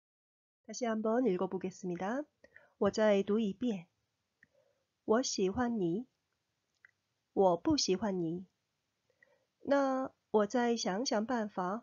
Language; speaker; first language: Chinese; non-native, fluent; Korean